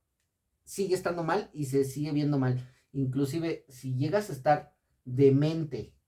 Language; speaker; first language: Spanish; native; Spanish